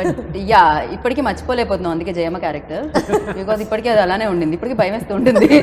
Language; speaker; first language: Telugu; native; Telugu